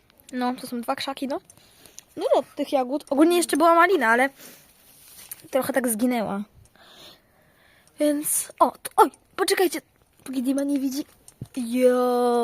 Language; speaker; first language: Polish; early bilingual, other home language; Russian